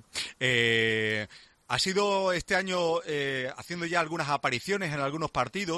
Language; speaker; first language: Spanish; native; Spanish